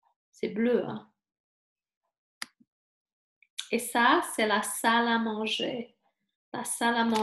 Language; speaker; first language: French; non-native, fluent; English